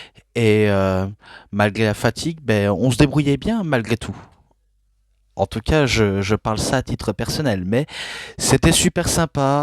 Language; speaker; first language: French; native; French